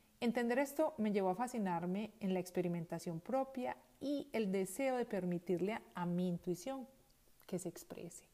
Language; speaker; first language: Spanish; native; Spanish